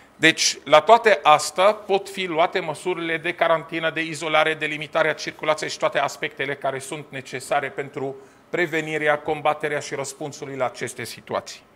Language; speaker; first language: Romanian; non-native, fluent; Arabic